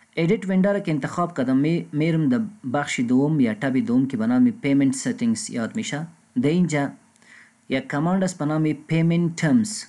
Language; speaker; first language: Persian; non-native, local second language; Pashto